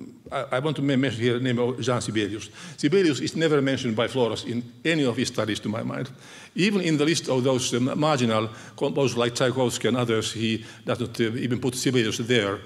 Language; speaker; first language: English; non-native, fluent; Finnish